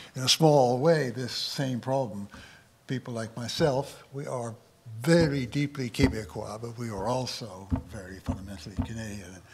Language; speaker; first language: English; native; English